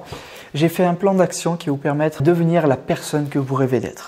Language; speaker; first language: French; native; French